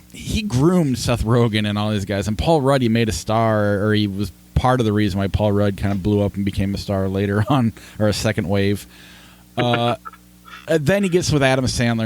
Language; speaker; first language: English; native; English